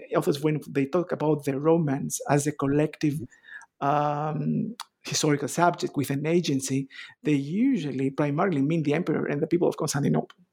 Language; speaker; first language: English; non-native, fluent; Greek